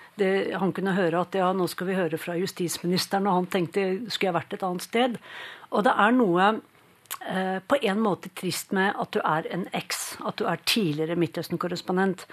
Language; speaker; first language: Norwegian; native; Norwegian